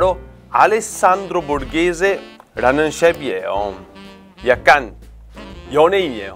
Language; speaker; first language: Korean; non-native, fluent; Italian